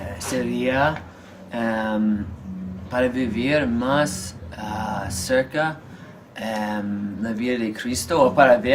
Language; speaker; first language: Spanish; non-native, fluent; English